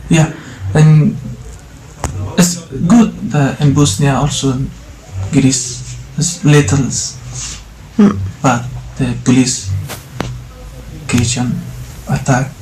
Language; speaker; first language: English; non-native, learner; Persian